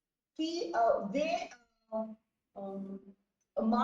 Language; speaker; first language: French; non-native, learner; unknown